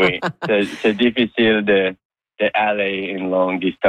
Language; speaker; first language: French; non-native, learner; English